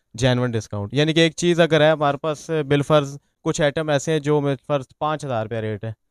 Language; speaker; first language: Urdu; non-native, local second language; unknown